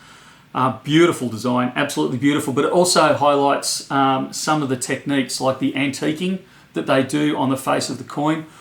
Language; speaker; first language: English; native; English